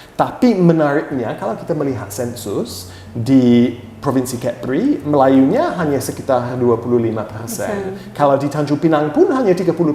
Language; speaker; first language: Indonesian; non-native, fluent; English